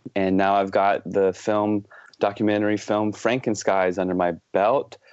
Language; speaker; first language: English; native; English